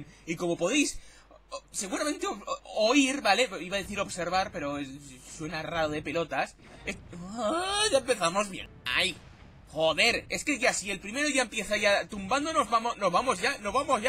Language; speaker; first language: Spanish; native; Spanish